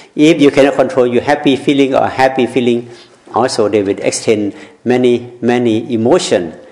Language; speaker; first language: English; non-native, learner; Thai